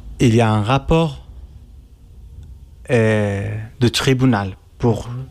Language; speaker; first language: French; non-native, learner; Kurdish